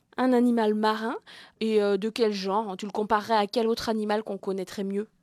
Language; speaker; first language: French; native; French